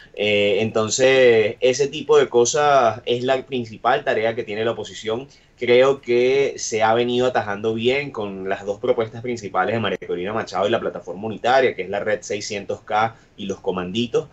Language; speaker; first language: Spanish; native; Spanish